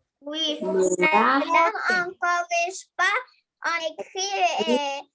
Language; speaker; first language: French; non-native, learner; Arabic